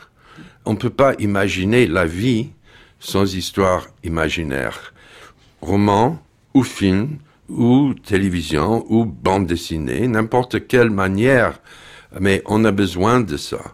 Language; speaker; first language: French; non-native, fluent; English